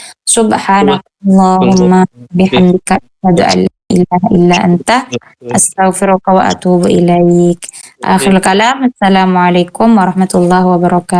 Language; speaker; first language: Arabic; non-native, fluent; Indonesian